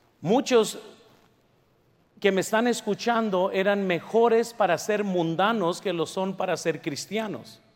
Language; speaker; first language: Spanish; early bilingual, heritage; Spanish